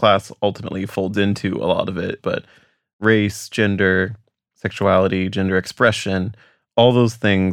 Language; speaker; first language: English; native; English